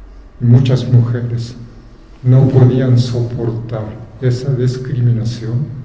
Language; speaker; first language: Spanish; non-native, fluent; Japanese